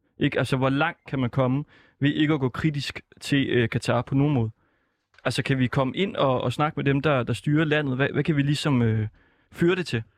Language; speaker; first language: Danish; native; Danish